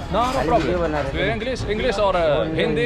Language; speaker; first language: English; non-native, learner; Arabic